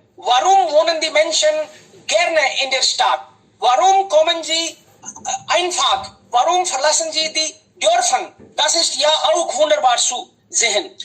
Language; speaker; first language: German; non-native, fluent; Hindi